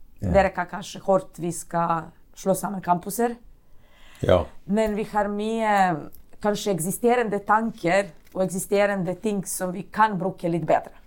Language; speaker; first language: Norwegian; non-native, fluent; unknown